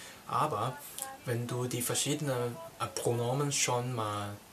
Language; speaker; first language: German; non-native, learner; Cantonese